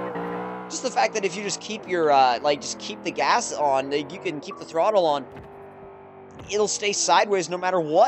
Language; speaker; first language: English; native; English